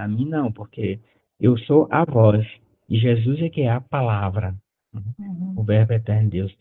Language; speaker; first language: Portuguese; native; Portuguese